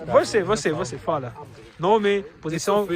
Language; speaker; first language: Portuguese; non-native, learner; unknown